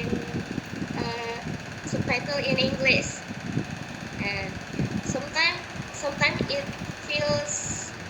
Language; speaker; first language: English; non-native, learner; Indonesian